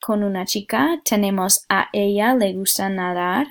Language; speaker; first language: Spanish; non-native, fluent; English